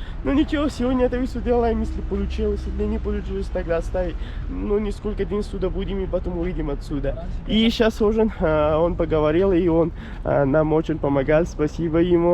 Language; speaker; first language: Russian; non-native, learner; Pashto